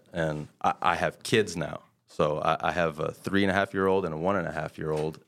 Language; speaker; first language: English; non-native, fluent; French